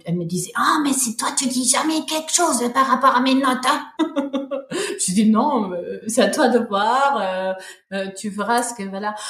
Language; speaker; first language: French; non-native, fluent; German